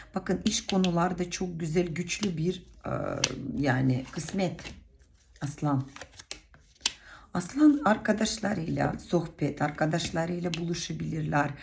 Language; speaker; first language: Turkish; non-native, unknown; Russian